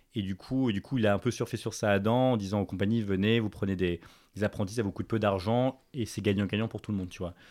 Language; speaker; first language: French; native; French